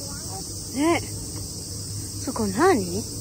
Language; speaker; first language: Japanese; non-native, learner; Filipino